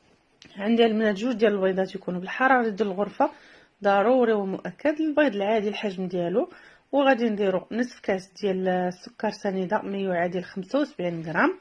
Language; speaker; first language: Arabic; native; Arabic